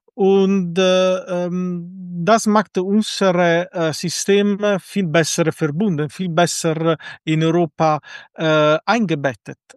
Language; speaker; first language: German; non-native, fluent; Italian